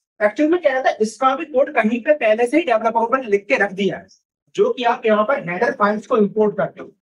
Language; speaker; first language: Hindi; native; Hindi